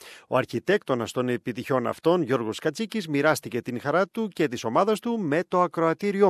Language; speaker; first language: Greek; native; Greek